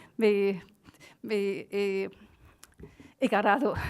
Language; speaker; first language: Spanish; non-native, fluent; German